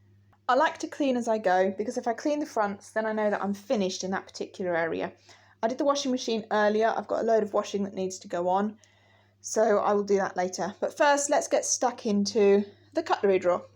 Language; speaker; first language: English; native; English